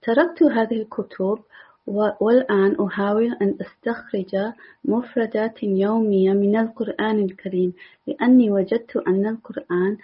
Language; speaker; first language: Arabic; non-native, learner; English